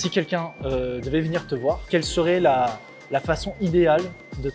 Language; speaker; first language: French; native; French